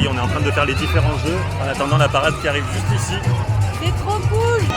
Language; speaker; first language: French; native; French